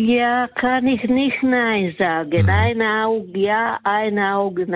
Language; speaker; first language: German; non-native, learner; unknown